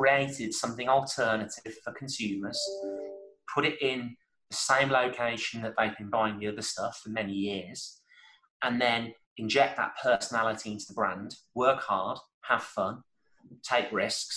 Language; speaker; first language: English; native; English